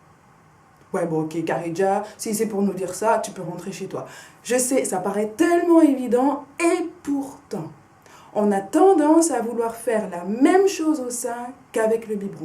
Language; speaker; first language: French; native; French